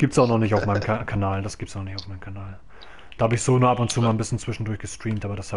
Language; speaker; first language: German; native; German